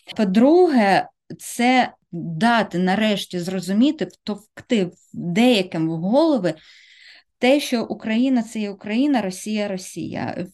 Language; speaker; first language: Ukrainian; native; Ukrainian